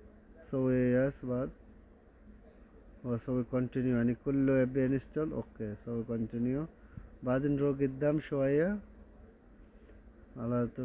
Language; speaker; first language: Arabic; non-native, learner; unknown